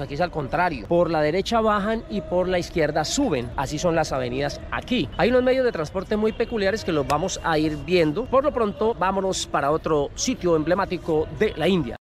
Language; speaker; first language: Spanish; native; Spanish